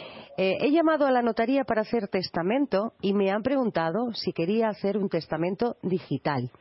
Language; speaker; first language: Spanish; native; Spanish